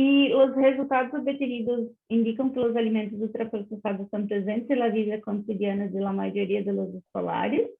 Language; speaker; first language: Spanish; non-native, learner; Portuguese